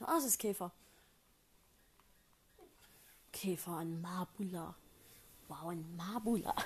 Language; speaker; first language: German; native; German